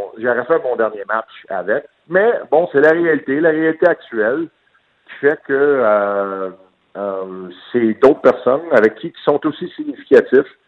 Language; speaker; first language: French; native; French